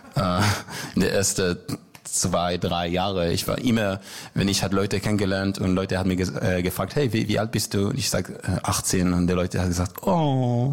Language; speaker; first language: German; non-native, learner; Hebrew